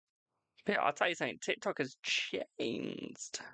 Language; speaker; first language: English; native; English